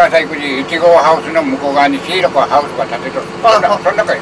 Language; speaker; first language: Japanese; native; Japanese